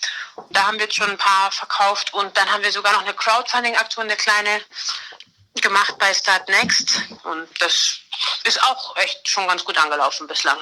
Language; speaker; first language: German; native; German